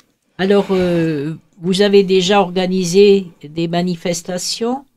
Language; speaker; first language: French; native; French